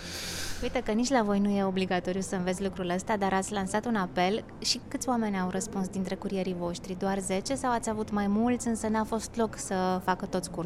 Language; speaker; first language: Romanian; native; Romanian